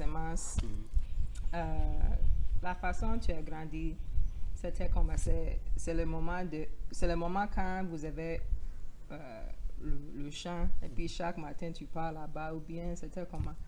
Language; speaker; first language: French; non-native, learner; English